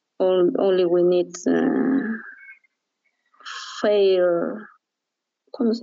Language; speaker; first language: English; non-native, learner; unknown